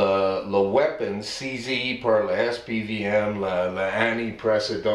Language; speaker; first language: French; non-native, learner; English